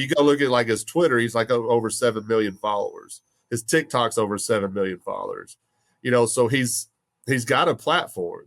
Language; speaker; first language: English; native; English